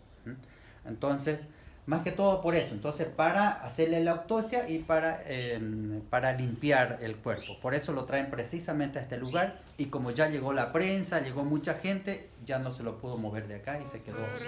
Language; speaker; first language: Spanish; native; Spanish